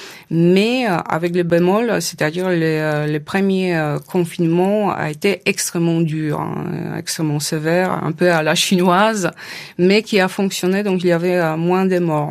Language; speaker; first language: French; non-native, fluent; Polish